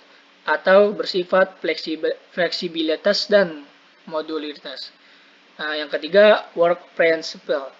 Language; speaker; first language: Indonesian; native; Indonesian